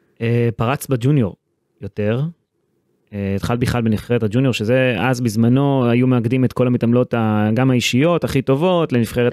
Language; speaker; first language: Hebrew; native; Hebrew